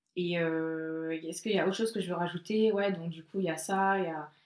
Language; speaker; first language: French; native; French